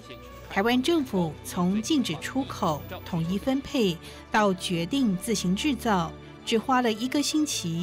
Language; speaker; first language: Chinese; native; Chinese